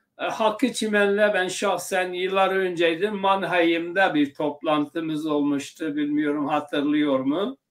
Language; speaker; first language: Turkish; non-native, local second language; Zaza